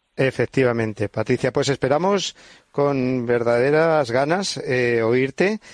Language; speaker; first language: Spanish; native; Spanish